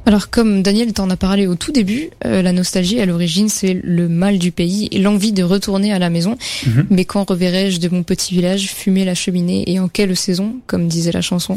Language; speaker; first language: French; native; French